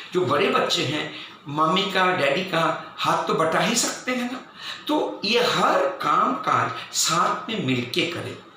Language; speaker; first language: Hindi; non-native, local second language; Bangla